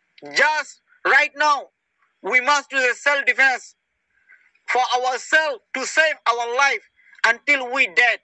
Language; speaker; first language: English; non-native, learner; Rohingya